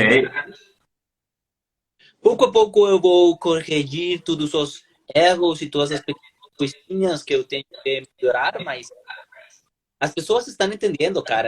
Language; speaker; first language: Portuguese; non-native, learner; Spanish